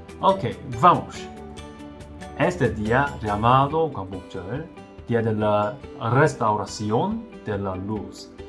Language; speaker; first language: Spanish; non-native, learner; Korean